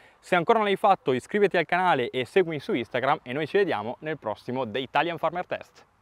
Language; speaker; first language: Italian; native; Italian